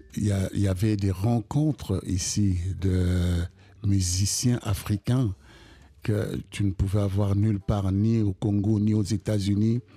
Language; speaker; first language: French; non-native, local second language; Kongo